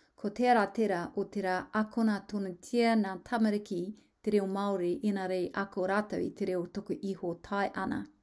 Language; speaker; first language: Māori; non-native, local second language; English